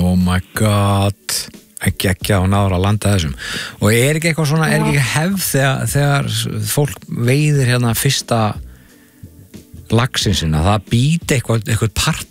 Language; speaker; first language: Icelandic; native; Icelandic